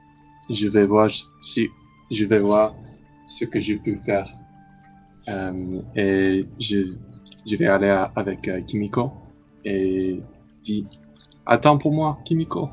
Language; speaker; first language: French; non-native, learner; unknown